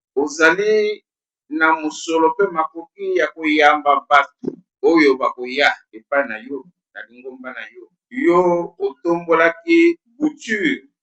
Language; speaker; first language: Lingala; non-native, local second language; Kongo